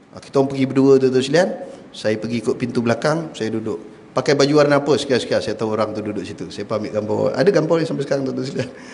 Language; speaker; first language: Malay; native; Malay